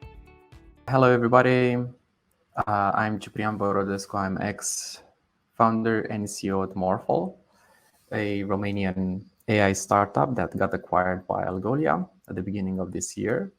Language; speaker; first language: English; non-native, fluent; Romanian